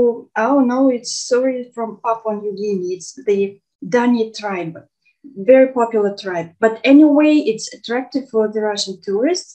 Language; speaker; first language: English; non-native, fluent; Russian